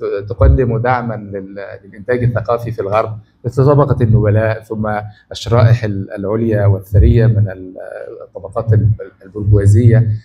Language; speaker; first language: Arabic; native; Arabic